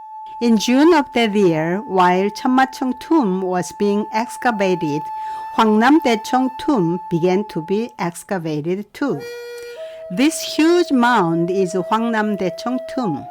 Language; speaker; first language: English; non-native, fluent; Korean